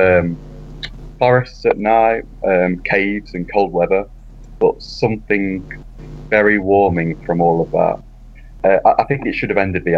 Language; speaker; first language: English; native; English